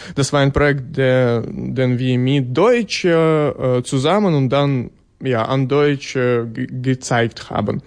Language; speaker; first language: German; non-native, learner; Ukrainian